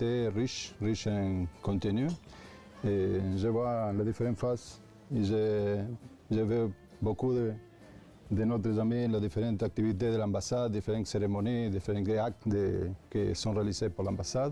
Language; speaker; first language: French; non-native, learner; Hebrew